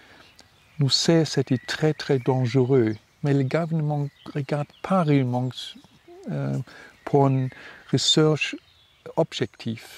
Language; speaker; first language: French; non-native, learner; German